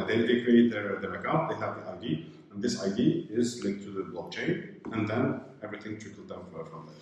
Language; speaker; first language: English; non-native, fluent; Arabic